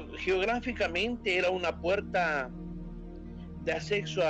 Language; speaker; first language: Spanish; native; Spanish